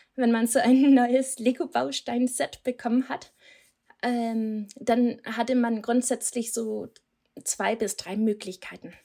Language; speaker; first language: German; non-native, fluent; Danish